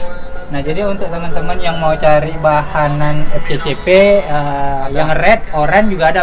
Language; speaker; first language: Indonesian; native; Indonesian